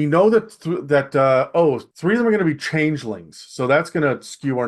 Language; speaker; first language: English; native; English